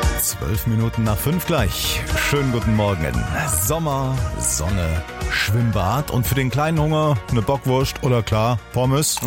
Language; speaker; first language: German; native; German